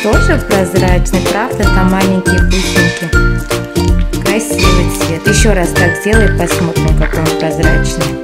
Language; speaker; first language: Russian; native; Russian